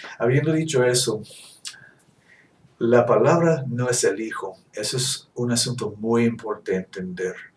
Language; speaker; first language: Spanish; non-native, learner; English